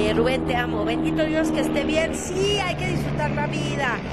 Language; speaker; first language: Spanish; native; Spanish